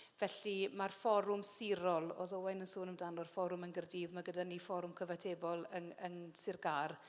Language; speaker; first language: Welsh; native; Welsh